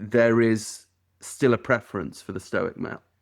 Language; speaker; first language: English; native; English